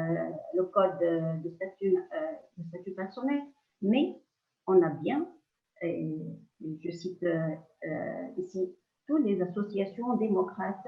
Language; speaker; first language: French; non-native, local second language; Arabic